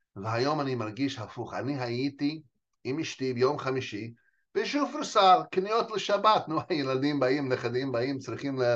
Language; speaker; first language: Hebrew; non-native, fluent; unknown